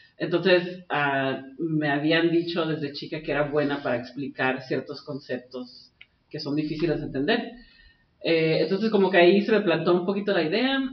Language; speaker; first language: Spanish; native; Spanish